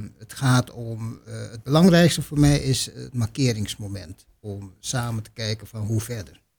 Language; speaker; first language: Dutch; native; Dutch